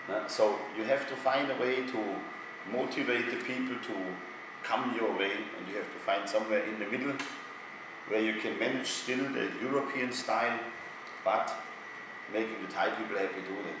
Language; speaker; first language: English; non-native, fluent; German